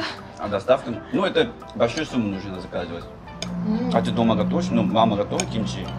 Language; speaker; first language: Russian; non-native, fluent; Korean